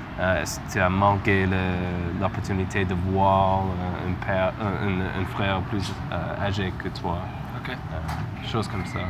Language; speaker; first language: French; non-native, learner; English